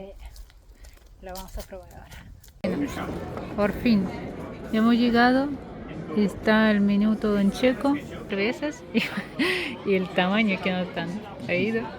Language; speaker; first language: Spanish; non-native, fluent; Russian